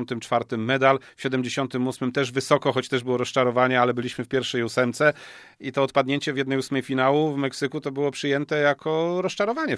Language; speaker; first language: Polish; native; Polish